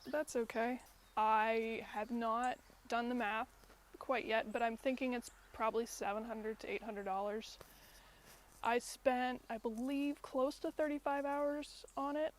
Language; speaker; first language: English; native; English